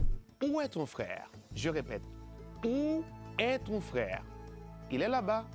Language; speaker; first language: French; non-native, fluent; Spanish